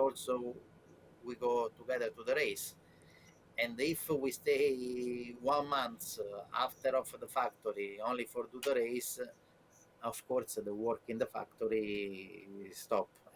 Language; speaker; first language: English; non-native, learner; Italian